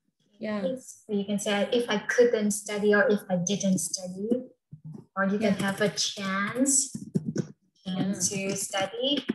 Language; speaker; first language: English; non-native, fluent; Vietnamese